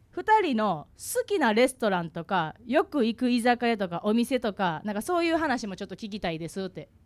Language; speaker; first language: Japanese; native; Japanese